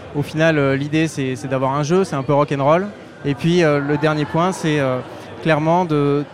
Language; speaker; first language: French; native; French